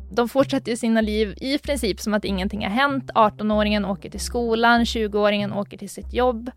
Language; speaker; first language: Swedish; native; Swedish